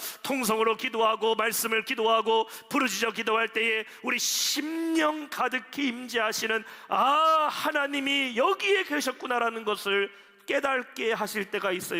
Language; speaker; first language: Korean; native; Korean